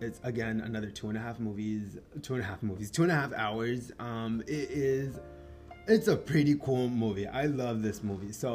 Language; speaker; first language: English; non-native, fluent; Spanish